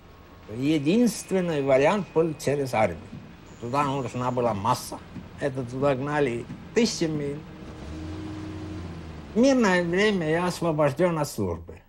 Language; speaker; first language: Russian; native; Russian